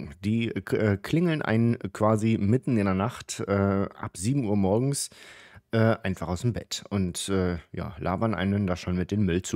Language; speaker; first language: German; native; German